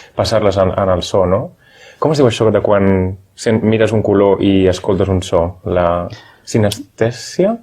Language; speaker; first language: Catalan; native; Catalan